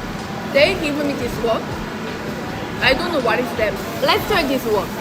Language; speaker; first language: English; non-native, learner; Japanese